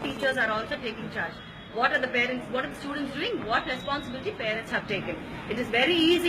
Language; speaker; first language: English; non-native, local second language; Tamil